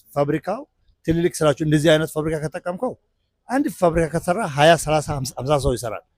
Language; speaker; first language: Amharic; non-native, local second language; Somali